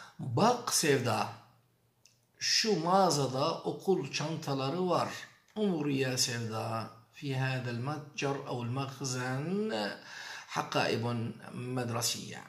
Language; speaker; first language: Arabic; non-native, fluent; Turkish